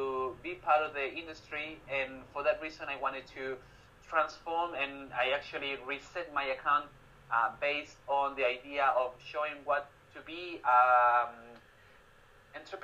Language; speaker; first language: English; non-native, fluent; Spanish